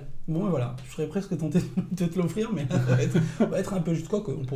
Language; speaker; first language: French; native; French